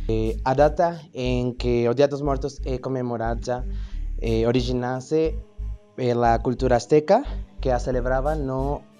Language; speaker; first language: Portuguese; non-native, learner; Spanish